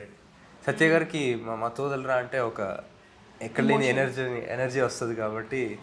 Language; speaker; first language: Telugu; native; Telugu